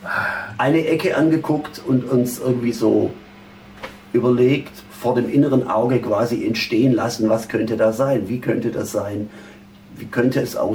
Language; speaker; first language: German; native; German